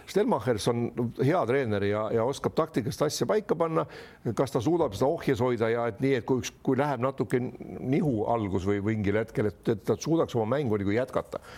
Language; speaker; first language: Estonian; native; Estonian